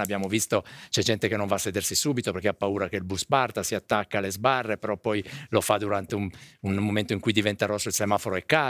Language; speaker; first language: Italian; native; Italian